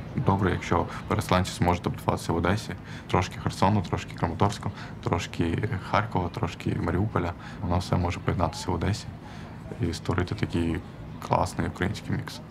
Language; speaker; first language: Ukrainian; non-native, local second language; Armenian